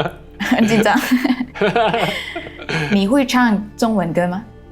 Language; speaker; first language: Chinese; non-native, fluent; Thai